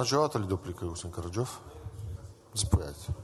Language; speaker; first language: Bulgarian; native; Bulgarian